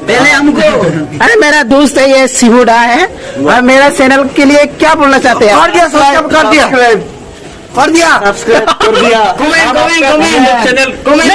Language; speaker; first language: Hindi; non-native, local second language; Assamese